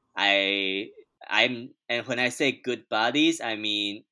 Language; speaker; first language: English; non-native, fluent; Chinese